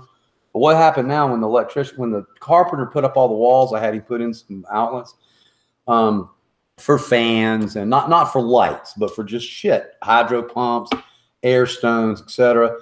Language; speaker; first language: English; native; English